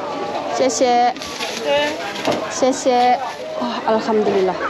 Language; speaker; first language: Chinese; non-native, learner; Javanese